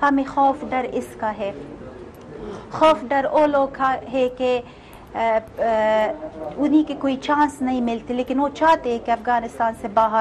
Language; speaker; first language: Hindi; non-native, fluent; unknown